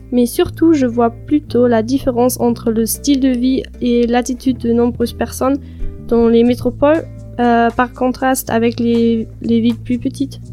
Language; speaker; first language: French; non-native, fluent; German